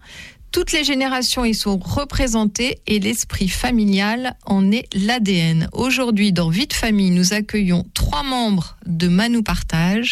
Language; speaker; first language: French; native; French